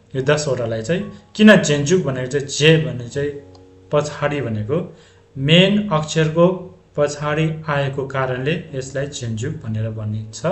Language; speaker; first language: Nepali; non-native, local second language; Tibetan